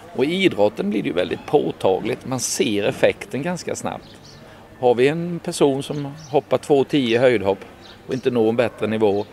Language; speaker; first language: Swedish; native; Swedish